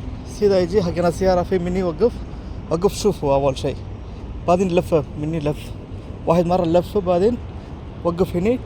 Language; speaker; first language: Arabic; non-native, learner; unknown